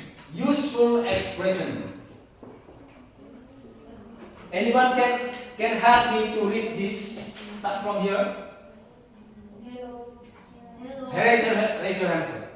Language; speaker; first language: English; non-native, learner; Indonesian